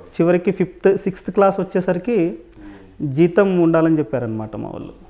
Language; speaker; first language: Telugu; non-native, local second language; Lambadi